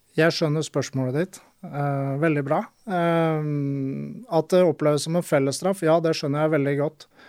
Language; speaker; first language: Norwegian; native; Norwegian